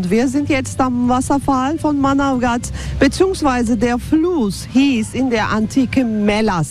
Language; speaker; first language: German; non-native, fluent; Turkish